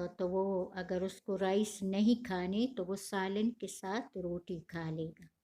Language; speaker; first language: Urdu; non-native, local second language; Pashto